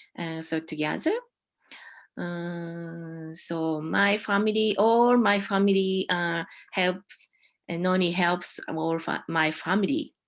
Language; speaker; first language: English; non-native, learner; Japanese